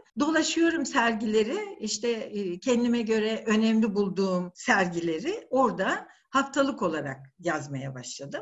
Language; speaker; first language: Turkish; native; Turkish